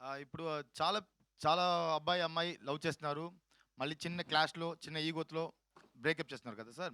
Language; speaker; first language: Telugu; non-native, learner; Tamil